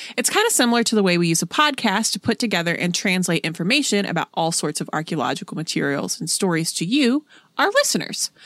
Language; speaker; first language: English; native; English